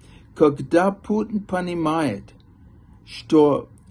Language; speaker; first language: Russian; non-native, fluent; English